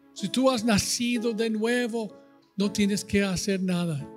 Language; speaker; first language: Spanish; non-native, fluent; English